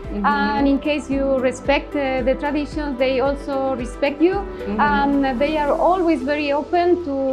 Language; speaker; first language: English; non-native, learner; Spanish